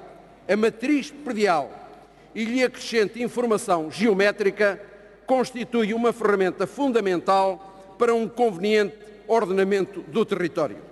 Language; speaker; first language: Portuguese; native; Portuguese